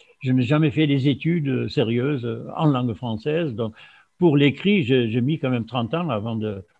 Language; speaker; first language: French; non-native, fluent; German